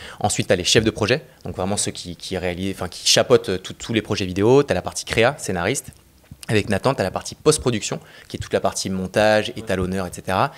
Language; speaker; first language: French; native; French